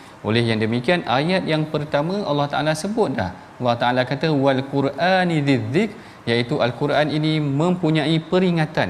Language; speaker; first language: Malay; native; Malay